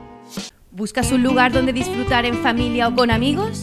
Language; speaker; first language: Spanish; native; Spanish